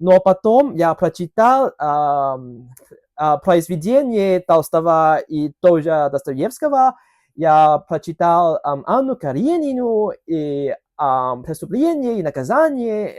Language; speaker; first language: Russian; non-native, learner; Cantonese